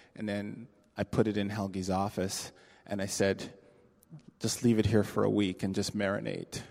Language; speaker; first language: English; native; English